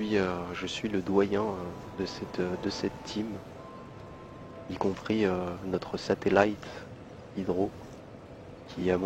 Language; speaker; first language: French; native; French